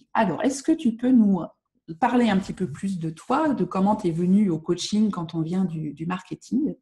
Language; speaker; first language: French; native; French